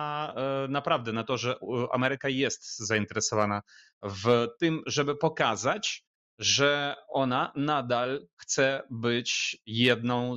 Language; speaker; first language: Polish; non-native, fluent; Ukrainian